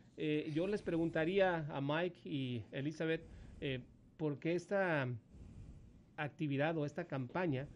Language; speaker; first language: Spanish; native; Spanish